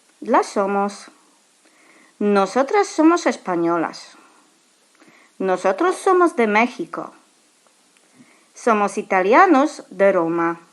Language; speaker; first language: Spanish; non-native, fluent; Polish